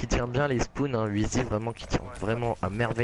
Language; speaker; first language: French; native; French